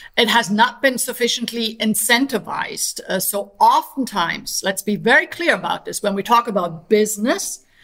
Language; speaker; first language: English; non-native, fluent; German